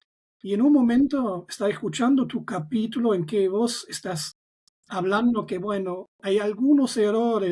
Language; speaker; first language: Spanish; non-native, fluent; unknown